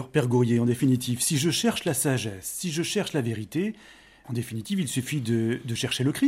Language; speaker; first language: French; native; French